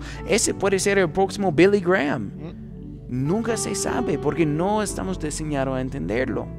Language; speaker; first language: Spanish; non-native, fluent; English